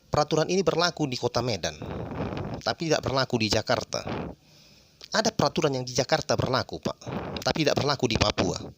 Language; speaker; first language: Indonesian; native; Indonesian